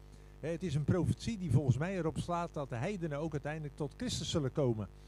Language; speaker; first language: Dutch; native; Dutch